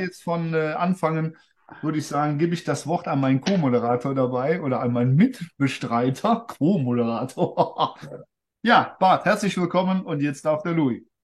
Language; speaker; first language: German; native; German